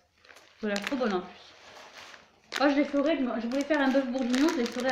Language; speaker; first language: French; native; French